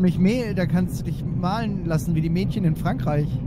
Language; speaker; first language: German; native; German